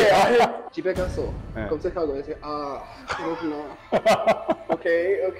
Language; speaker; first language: Korean; non-native, learner; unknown